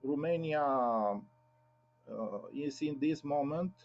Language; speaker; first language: English; non-native, learner; Romanian